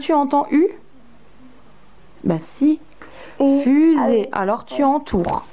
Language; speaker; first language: French; native; French